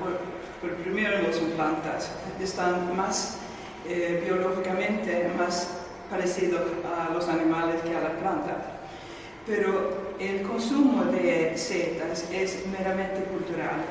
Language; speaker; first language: Spanish; non-native, fluent; Swedish